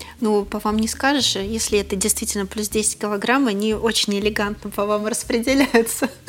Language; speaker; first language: Russian; native; Russian